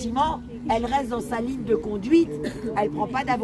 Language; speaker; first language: French; native; French